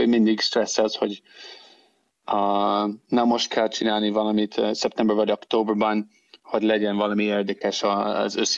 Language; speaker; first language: Hungarian; non-native, fluent; English